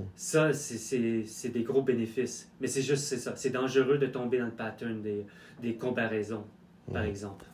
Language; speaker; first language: French; native; French